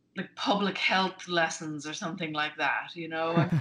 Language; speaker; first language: English; native; English